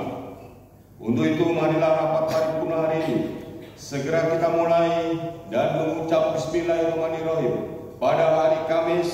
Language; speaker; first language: Indonesian; native; Indonesian